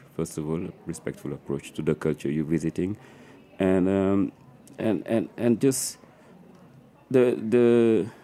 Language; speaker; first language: English; non-native, fluent; French